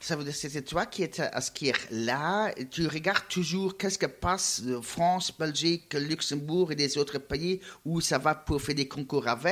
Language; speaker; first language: French; non-native, learner; Luxembourgish